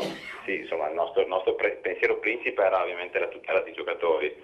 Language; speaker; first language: Italian; native; Italian